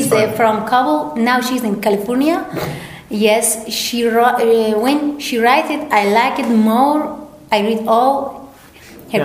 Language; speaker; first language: English; non-native, learner; Persian